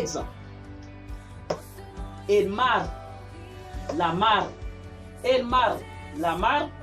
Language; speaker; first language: Spanish; non-native, fluent; Haitian Creole